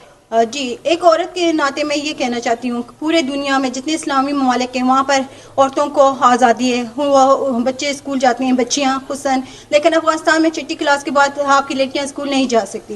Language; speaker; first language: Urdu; non-native, fluent; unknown